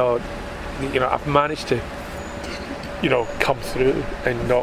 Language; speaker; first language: English; native; English